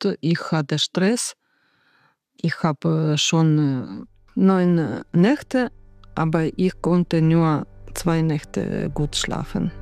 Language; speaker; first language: German; non-native, learner; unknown